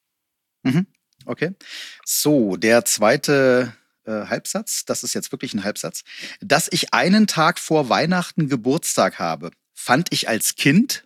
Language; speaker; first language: German; native; German